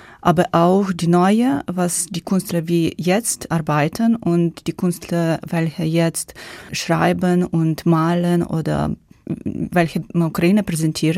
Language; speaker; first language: German; non-native, learner; Ukrainian